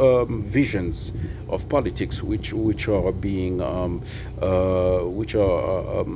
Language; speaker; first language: English; non-native, local second language; Haitian Creole